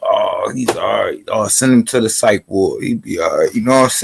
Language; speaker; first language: English; native; English